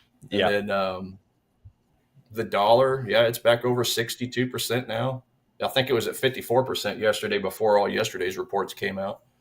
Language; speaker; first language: English; native; English